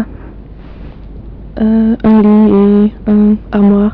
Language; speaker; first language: French; non-native, learner; English